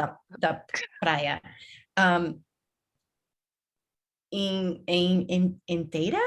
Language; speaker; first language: Portuguese; non-native, learner; English